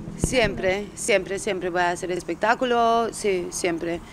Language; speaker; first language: Spanish; early bilingual, other home language; Romanian